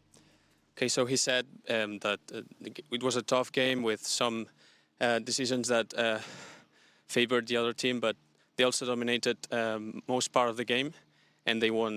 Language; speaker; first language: English; non-native, fluent; Spanish